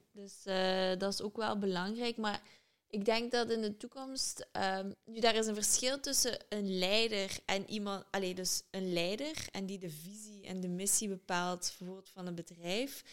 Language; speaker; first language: Dutch; native; Dutch